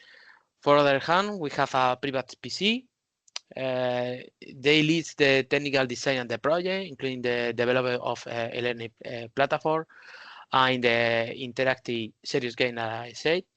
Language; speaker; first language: English; non-native, learner; Spanish